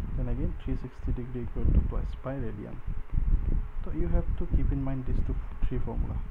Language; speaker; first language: English; non-native, local second language; Assamese